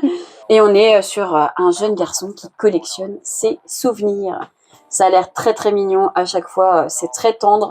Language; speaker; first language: French; native; French